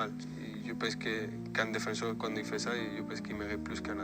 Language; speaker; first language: French; non-native, fluent; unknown